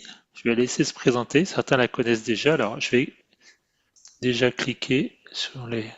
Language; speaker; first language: French; native; French